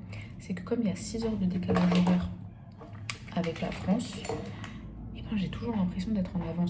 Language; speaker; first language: French; native; French